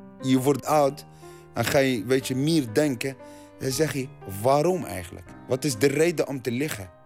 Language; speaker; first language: Dutch; non-native, learner; Arabic